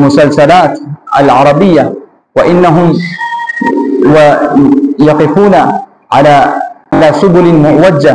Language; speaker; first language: Arabic; non-native, fluent; Urdu